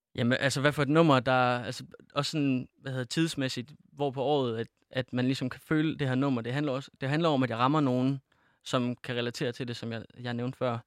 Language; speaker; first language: Danish; native; Danish